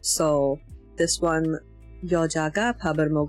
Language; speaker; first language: Korean; non-native, learner; English